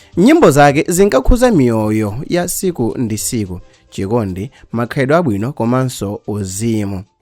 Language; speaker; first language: Nyanja; native; Nyanja